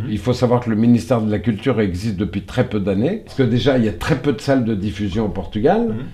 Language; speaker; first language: French; early bilingual, other home language; Portuguese